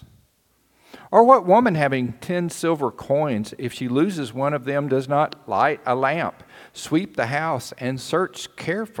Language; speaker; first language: English; native; English